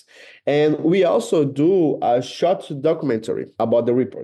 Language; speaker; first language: English; non-native, fluent; Portuguese